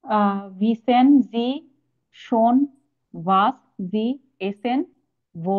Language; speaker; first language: German; non-native, learner; Bangla